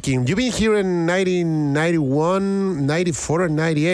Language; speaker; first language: English; non-native, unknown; Spanish